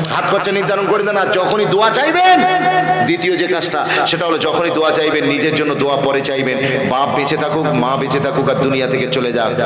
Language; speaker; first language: Bangla; native; Bangla